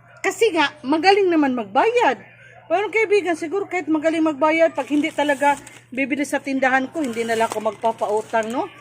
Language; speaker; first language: Filipino; native; Filipino